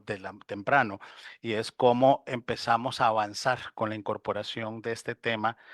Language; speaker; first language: Spanish; native; Spanish